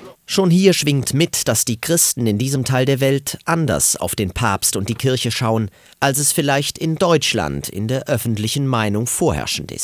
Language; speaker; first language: German; native; German